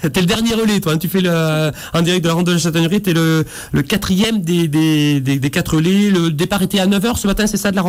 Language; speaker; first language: French; native; French